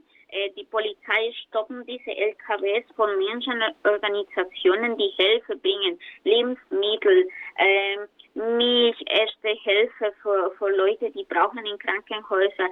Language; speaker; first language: German; non-native, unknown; Spanish